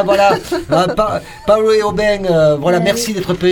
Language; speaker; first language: French; native; French